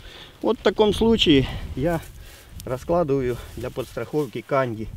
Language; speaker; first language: Russian; native; Russian